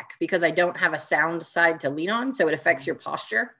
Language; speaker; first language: English; native; English